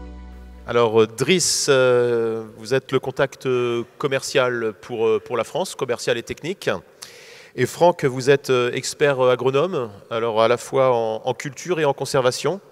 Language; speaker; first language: French; native; French